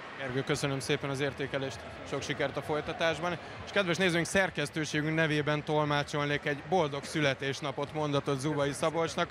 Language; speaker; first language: Hungarian; native; Hungarian